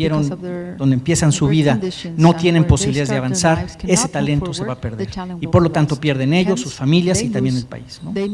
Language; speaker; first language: Spanish; native; Spanish